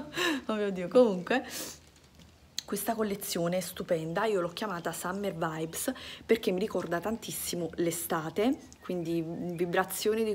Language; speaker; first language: Italian; native; Italian